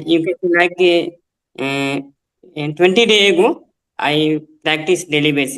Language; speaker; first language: English; non-native, learner; Hindi